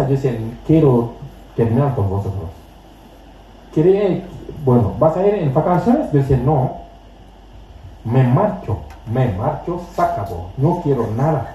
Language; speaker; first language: Spanish; non-native, learner; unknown